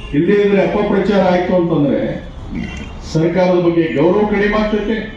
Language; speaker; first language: Kannada; native; Kannada